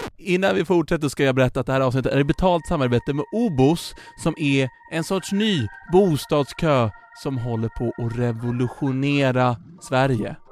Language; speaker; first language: Swedish; native; Swedish